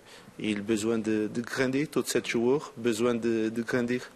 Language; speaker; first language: French; non-native, fluent; Portuguese